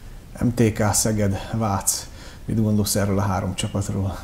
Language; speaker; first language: Hungarian; native; Hungarian